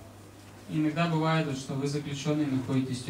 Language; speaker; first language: Russian; native; Russian